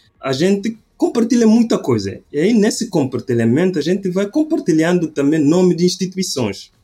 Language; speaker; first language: Portuguese; non-native, local second language; Upper Guinea Crioulo